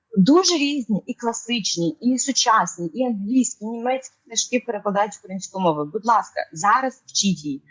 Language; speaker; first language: Ukrainian; non-native, local second language; Russian